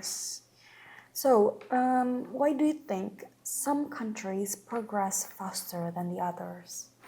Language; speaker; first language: English; non-native, local second language; Indonesian